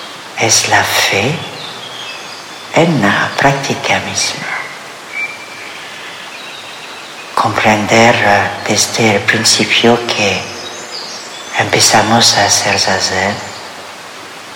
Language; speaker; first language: Spanish; non-native, fluent; French